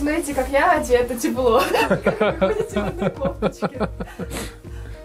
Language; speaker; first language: Russian; native; Russian